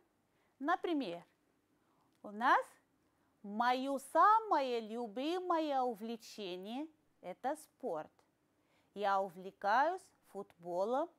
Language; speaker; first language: Russian; non-native, fluent; Arabic